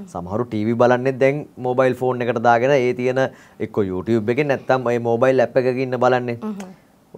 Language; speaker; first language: Sinhala; native; Sinhala